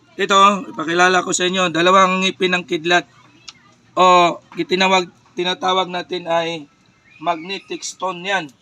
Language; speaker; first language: Filipino; non-native, local second language; Cebuano